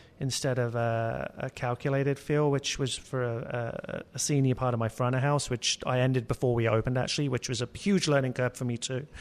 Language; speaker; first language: English; native; English